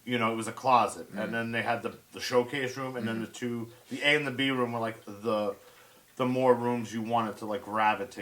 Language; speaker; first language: English; native; English